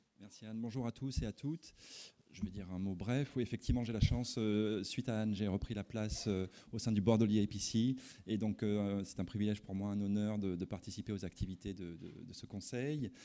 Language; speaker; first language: French; native; French